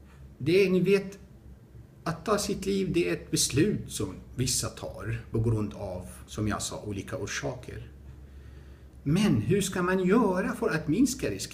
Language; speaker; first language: Swedish; non-native, fluent; Arabic